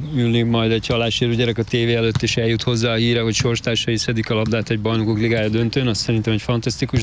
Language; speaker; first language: Hungarian; native; Hungarian